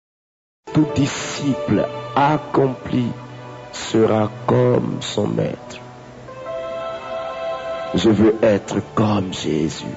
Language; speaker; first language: French; native; French